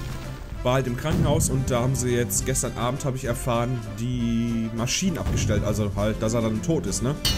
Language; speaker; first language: German; native; German